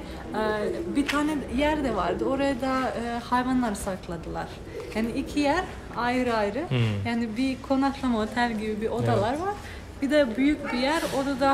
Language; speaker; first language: Turkish; non-native, fluent; Slovenian